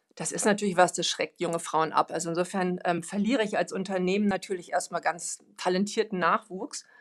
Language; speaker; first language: German; non-native, fluent; Swedish